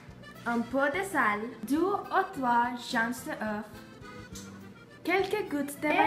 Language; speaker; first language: French; non-native, learner; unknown